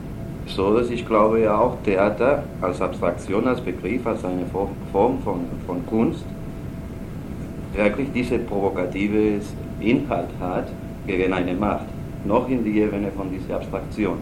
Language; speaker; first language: German; non-native, learner; Spanish